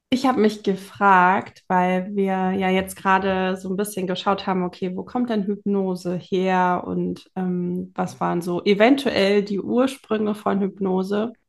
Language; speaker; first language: German; native; German